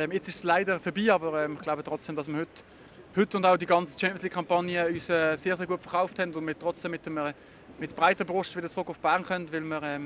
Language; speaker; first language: German; native; German